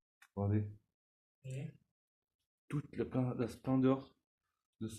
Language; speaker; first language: French; native; French